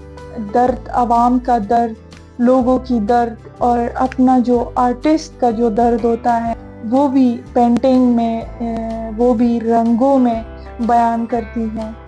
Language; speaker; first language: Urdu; non-native, fluent; Persian